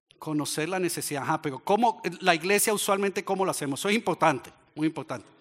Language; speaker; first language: Spanish; native; Spanish